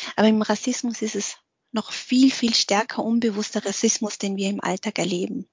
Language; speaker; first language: German; early bilingual, other home language; Vietnamese